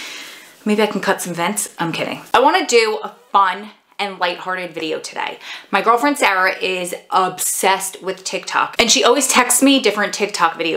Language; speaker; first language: English; native; English